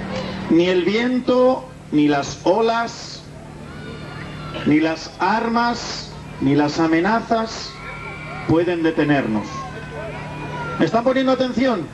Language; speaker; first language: Spanish; native; Spanish